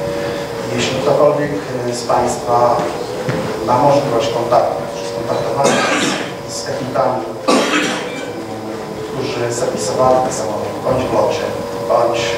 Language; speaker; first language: Polish; native; Polish